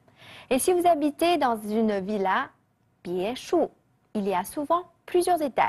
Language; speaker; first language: French; non-native, fluent; Chinese